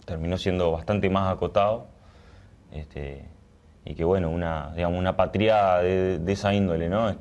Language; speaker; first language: Spanish; native; Spanish